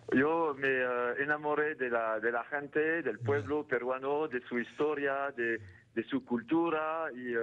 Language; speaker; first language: Spanish; non-native, fluent; French